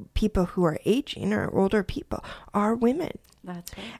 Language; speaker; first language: English; native; English